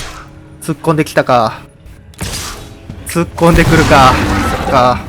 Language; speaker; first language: Japanese; native; Japanese